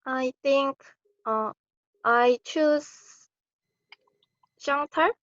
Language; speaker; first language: English; non-native, learner; Korean